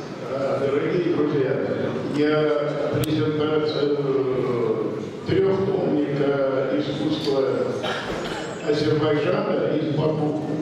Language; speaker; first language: Russian; non-native, fluent; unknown